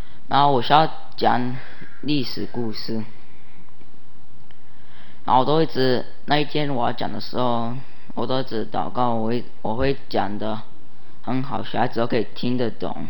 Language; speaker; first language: Chinese; early bilingual, heritage; Chinese